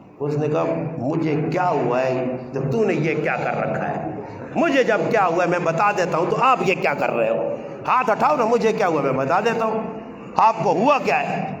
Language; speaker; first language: Urdu; non-native, local second language; Punjabi